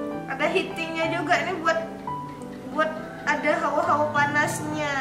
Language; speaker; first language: Indonesian; native; Indonesian